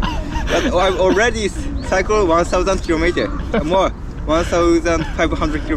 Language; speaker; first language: English; non-native, learner; Japanese